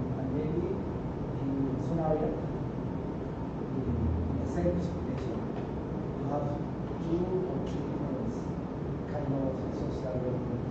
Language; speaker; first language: English; non-native, learner; Spanish